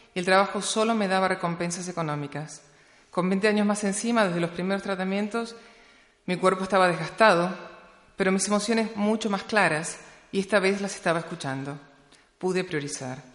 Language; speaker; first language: Spanish; native; Spanish